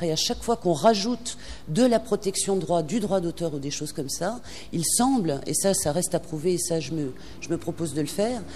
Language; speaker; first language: French; native; French